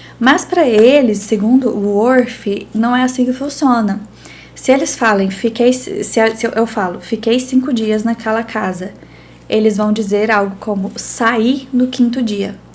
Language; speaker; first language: Portuguese; native; Portuguese